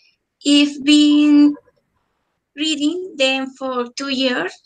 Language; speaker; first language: English; non-native, learner; Spanish